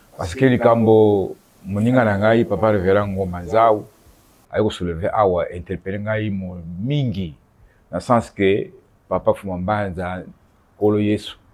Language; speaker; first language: Lingala; non-native, local second language; Kongo